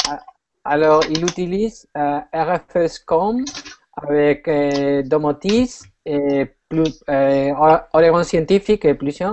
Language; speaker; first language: French; non-native, fluent; Spanish